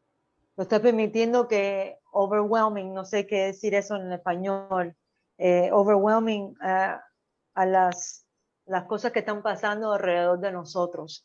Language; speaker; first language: Spanish; early bilingual, heritage; Spanish